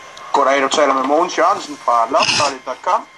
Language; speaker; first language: Danish; native; Danish